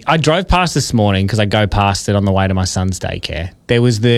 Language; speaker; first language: English; native; English